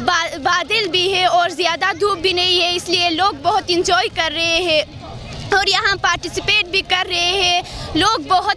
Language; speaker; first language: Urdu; non-native, local second language; Khowar